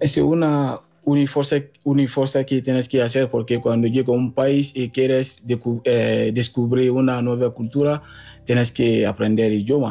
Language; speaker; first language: Spanish; non-native, learner; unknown